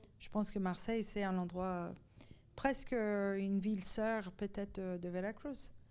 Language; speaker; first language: French; non-native, fluent; Persian